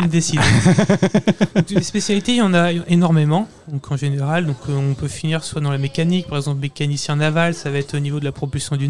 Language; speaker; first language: French; native; French